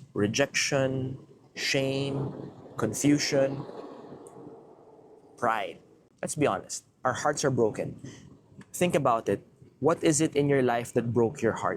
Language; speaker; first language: English; non-native, local second language; Filipino